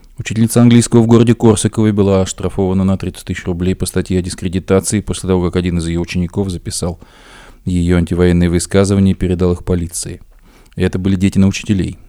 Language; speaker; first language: Russian; native; Russian